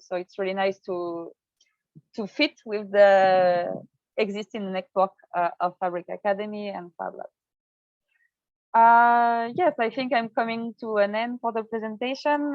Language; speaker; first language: English; non-native, fluent; French